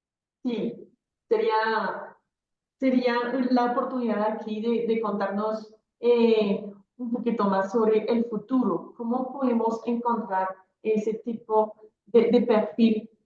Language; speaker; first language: Spanish; non-native, fluent; French